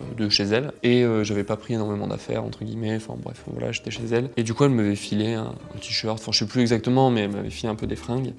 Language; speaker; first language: French; native; French